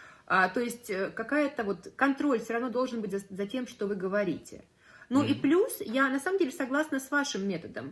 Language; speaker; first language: Russian; native; Russian